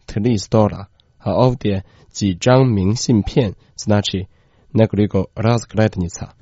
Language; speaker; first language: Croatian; non-native, fluent; Chinese